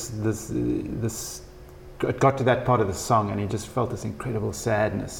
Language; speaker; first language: English; native; English